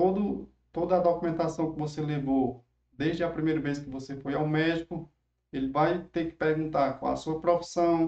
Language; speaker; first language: Portuguese; native; Portuguese